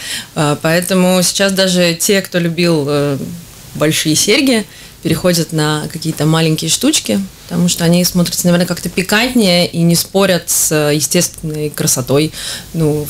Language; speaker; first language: Russian; native; Russian